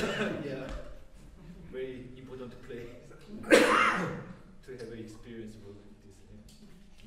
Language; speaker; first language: English; non-native, learner; Korean